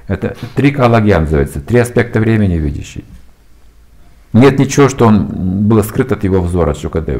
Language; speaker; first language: Russian; native; Russian